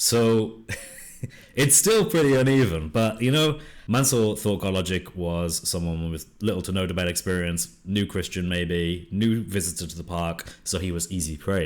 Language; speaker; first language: English; native; English